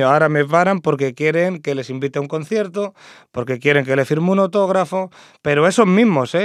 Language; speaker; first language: Spanish; native; Spanish